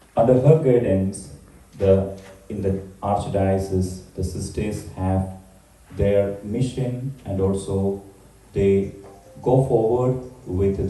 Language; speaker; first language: English; non-native, local second language; Malayalam